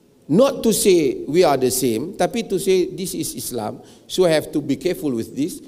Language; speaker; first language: English; non-native, local second language; Malay